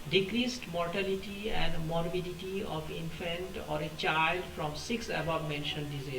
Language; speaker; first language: English; non-native, local second language; Bangla